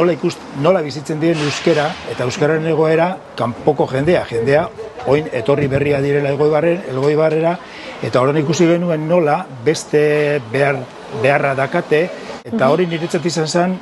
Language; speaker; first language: Basque; non-native, learner; Spanish